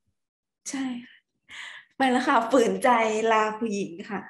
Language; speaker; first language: Thai; native; Thai